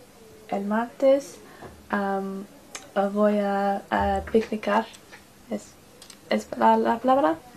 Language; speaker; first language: Spanish; non-native, learner; English